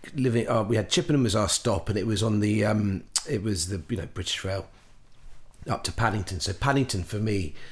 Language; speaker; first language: English; native; English